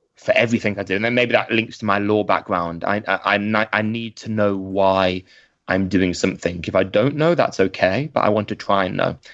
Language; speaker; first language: English; native; English